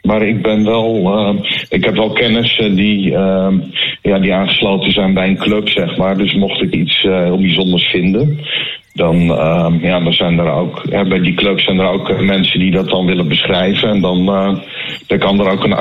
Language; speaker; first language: Dutch; native; Dutch